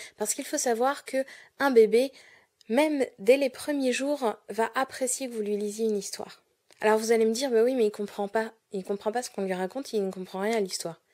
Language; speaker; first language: French; native; French